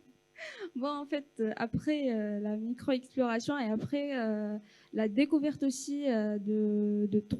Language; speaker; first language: French; non-native, local second language; Arabic